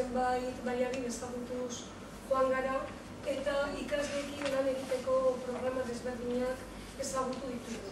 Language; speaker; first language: Basque; non-native, local second language; Spanish